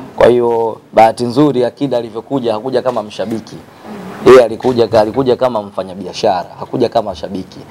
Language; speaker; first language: Swahili; native; Swahili